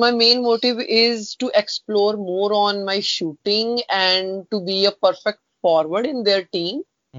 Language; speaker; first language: English; non-native, local second language; Punjabi